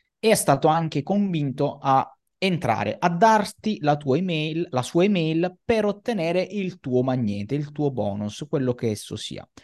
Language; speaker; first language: Italian; native; Italian